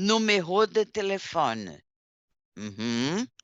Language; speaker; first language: French; non-native, fluent; Portuguese